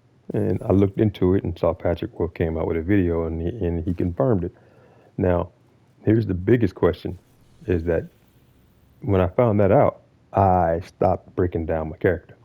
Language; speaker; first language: English; native; English